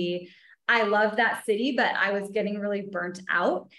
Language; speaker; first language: English; native; English